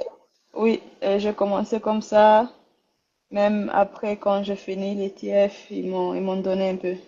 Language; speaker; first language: French; non-native, learner; Rundi